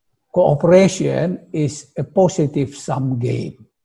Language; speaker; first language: English; non-native, fluent; Indonesian